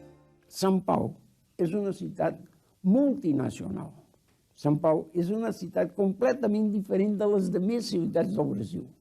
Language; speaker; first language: Catalan; early bilingual, heritage; Catalan